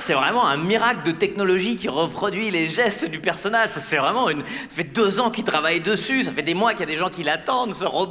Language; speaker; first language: French; native; French